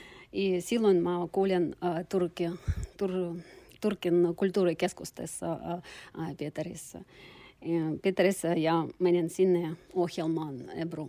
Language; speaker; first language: Finnish; non-native, learner; Turkish